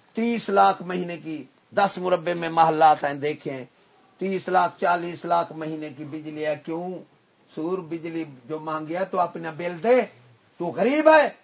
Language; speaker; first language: Urdu; non-native, local second language; Punjabi